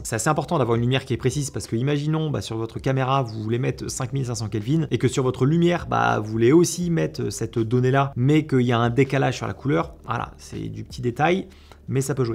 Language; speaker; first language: French; native; French